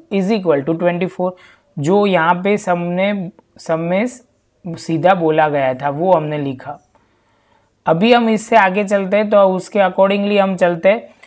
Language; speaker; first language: Hindi; non-native, local second language; Gujarati